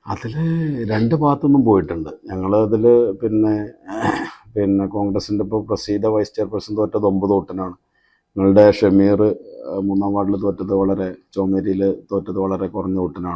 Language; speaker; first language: Malayalam; native; Malayalam